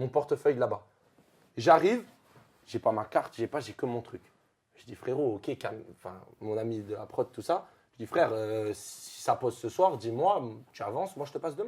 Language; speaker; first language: French; native; French